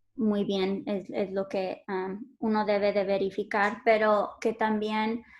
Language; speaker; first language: Spanish; early bilingual, heritage; Spanish